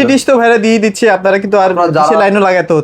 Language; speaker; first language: Bangla; native; Bangla